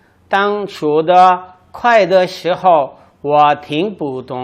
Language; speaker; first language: Chinese; non-native, learner; Urdu